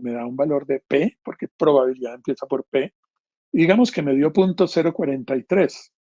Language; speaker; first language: Spanish; native; Spanish